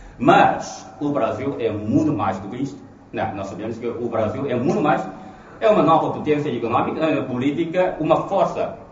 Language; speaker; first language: Portuguese; non-native, fluent; Chinese